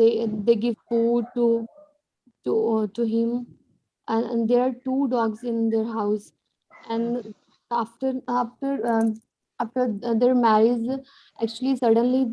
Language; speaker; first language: English; non-native, learner; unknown